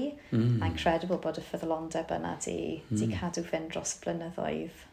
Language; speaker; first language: Welsh; native; Welsh